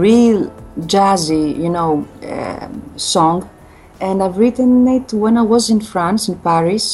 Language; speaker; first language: English; non-native, fluent; Greek